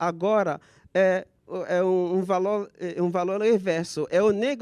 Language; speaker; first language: Portuguese; non-native, fluent; Haitian Creole